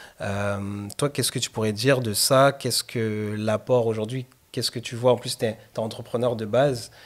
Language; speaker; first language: French; native; French